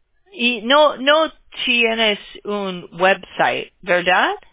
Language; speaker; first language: Spanish; non-native, learner; English